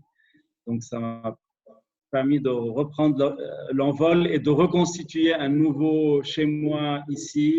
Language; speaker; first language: French; non-native, local second language; Arabic